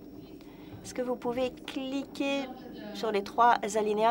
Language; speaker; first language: French; non-native, fluent; Polish